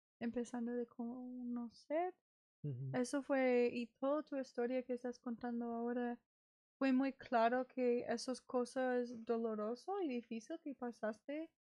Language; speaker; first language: Spanish; non-native, learner; English